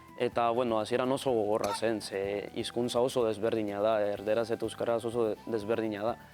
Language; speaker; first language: Basque; non-native, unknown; Spanish